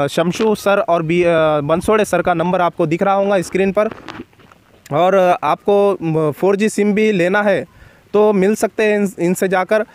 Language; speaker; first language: Hindi; non-native, local second language; Marathi